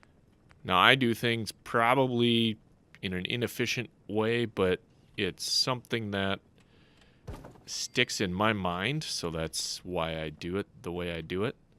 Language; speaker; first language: English; native; English